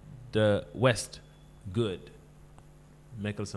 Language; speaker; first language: English; non-native, fluent; Wolof